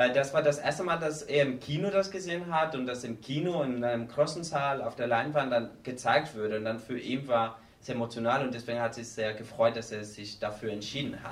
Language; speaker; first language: German; non-native, learner; Spanish